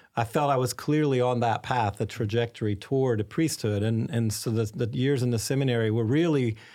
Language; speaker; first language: English; native; English